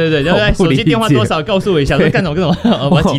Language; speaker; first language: Chinese; native; Chinese